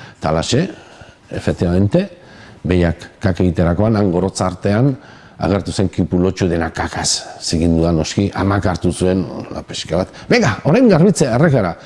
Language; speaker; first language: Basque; native; Basque